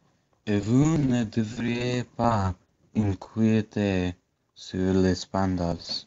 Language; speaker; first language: French; non-native, learner; English